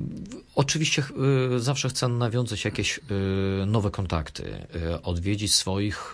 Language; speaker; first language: Polish; non-native, fluent; Russian